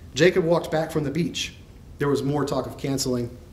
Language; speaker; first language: English; native; English